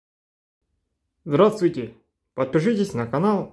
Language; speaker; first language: Russian; non-native, local second language; Kazakh